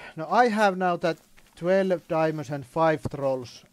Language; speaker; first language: English; non-native, learner; Finnish